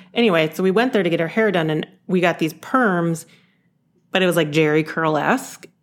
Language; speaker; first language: English; early bilingual, other home language; Yoruba